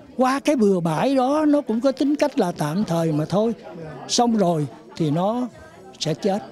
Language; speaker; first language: Vietnamese; native; Vietnamese